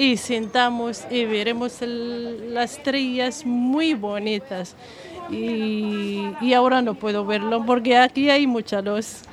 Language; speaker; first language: Spanish; non-native, learner; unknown